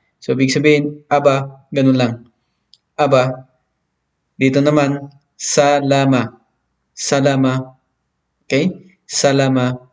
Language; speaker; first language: Filipino; non-native, local second language; Maranao